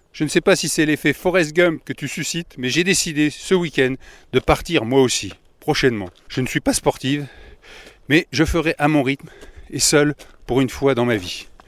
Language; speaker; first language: French; native; French